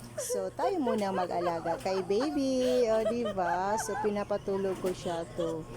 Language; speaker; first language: Filipino; native; Filipino